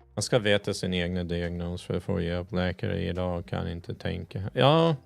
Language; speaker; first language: Swedish; non-native, learner; English